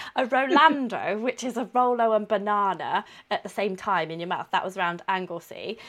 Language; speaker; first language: English; native; English